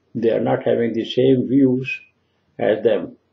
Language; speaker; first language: English; non-native, local second language; Punjabi